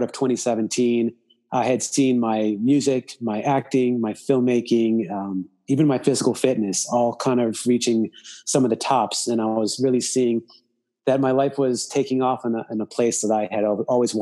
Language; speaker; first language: English; native; English